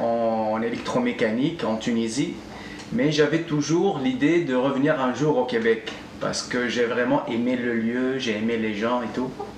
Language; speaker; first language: French; non-native, local second language; Arabic